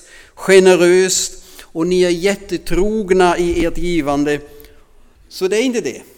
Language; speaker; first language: Swedish; non-native, fluent; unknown